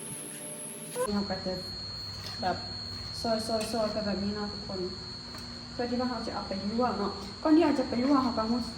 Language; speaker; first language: Thai; non-native, local second language; Lao